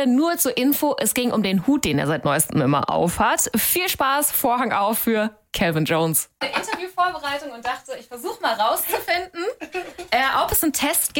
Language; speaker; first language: German; native; German